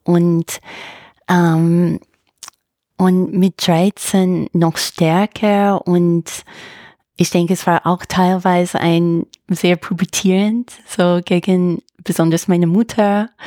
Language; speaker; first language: German; non-native, fluent; English